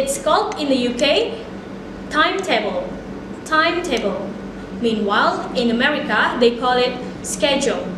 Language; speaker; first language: English; non-native, fluent; Indonesian